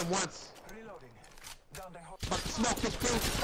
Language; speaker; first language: English; native; English